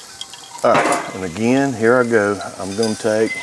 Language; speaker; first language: English; native; English